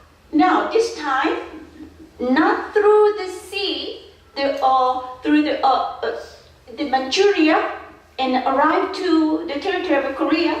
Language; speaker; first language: English; non-native, fluent; Korean